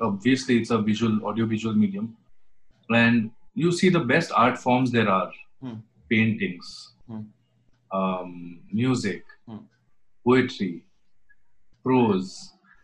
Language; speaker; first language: English; non-native, local second language; Hindi